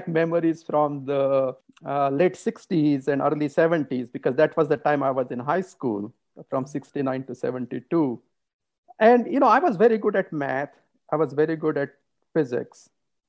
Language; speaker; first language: English; non-native, local second language; Hindi